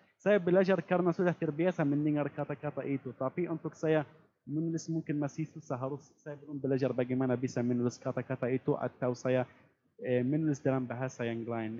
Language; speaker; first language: Indonesian; non-native, fluent; Arabic